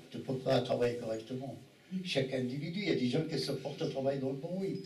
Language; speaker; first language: French; non-native, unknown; Arabic